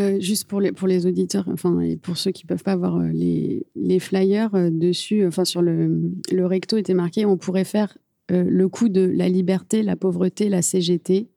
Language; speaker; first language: French; native; French